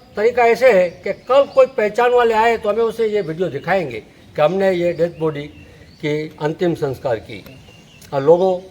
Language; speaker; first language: Hindi; non-native, local second language; Gujarati